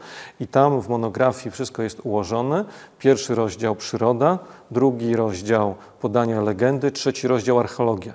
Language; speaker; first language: Polish; native; Polish